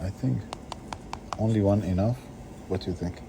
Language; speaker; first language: English; non-native, learner; Arabic